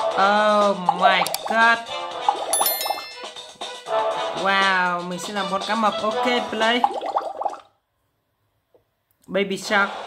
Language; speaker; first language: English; non-native, learner; Vietnamese